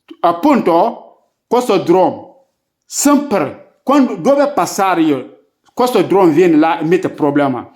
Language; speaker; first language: Italian; non-native, learner; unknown